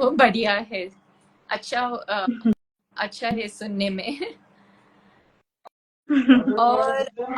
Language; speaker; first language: Hindi; non-native, local second language; Tulu